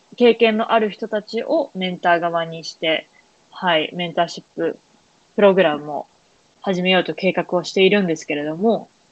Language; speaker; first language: Japanese; native; Japanese